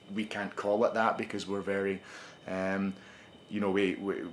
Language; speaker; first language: English; native; English